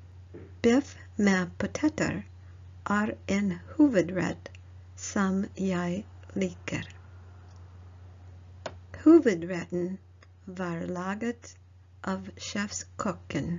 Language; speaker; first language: Norwegian; non-native, learner; English